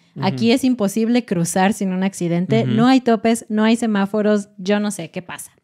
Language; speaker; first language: Spanish; native; Spanish